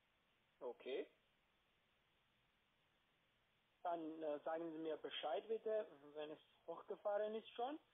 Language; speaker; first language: German; non-native, learner; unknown